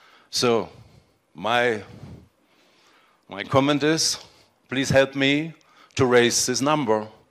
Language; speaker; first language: English; non-native, fluent; German